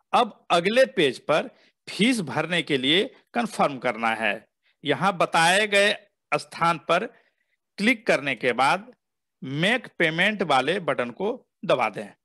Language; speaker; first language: Hindi; native; Hindi